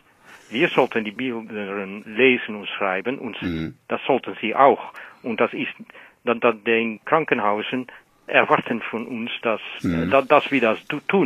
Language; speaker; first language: German; non-native, learner; Dutch